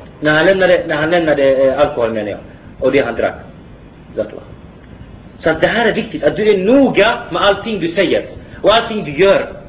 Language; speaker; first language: Swedish; non-native, fluent; Arabic